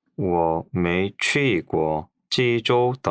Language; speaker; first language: Chinese; non-native, learner; Korean